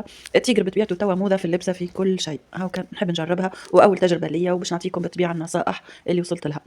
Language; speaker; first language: Arabic; native; Arabic